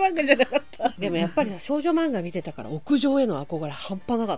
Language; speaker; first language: Japanese; native; Japanese